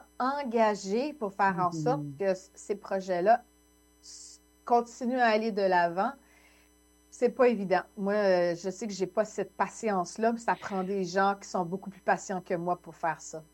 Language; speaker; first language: French; native; French